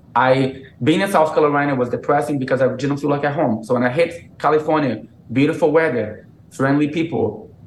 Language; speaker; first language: English; non-native, fluent; Portuguese